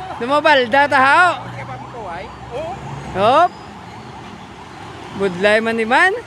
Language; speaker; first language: Filipino; native; Filipino